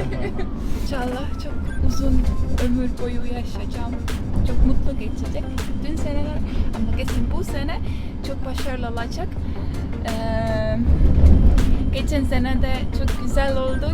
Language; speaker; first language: Turkish; non-native, learner; Estonian